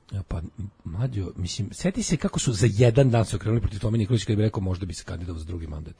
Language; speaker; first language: Serbian; native; Serbian